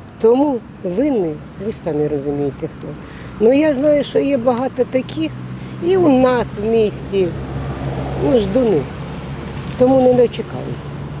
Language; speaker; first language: Ukrainian; non-native, local second language; Bulgarian